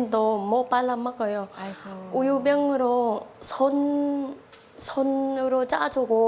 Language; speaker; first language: Korean; non-native, learner; Vietnamese